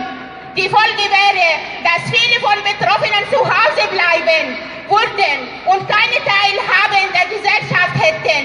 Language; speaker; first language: German; non-native, fluent; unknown